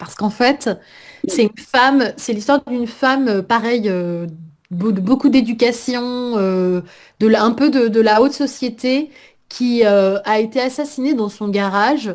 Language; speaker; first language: French; native; French